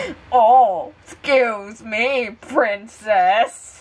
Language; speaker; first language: English; native; English